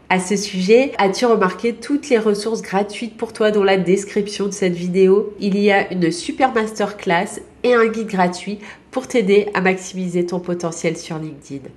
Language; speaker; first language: French; native; French